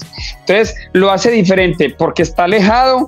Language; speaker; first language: Spanish; native; Spanish